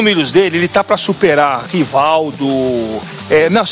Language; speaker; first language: Portuguese; native; Portuguese